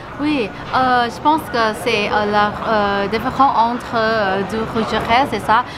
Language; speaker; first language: French; non-native, learner; Thai